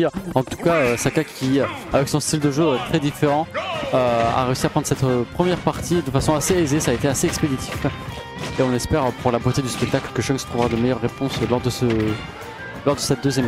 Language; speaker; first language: French; native; French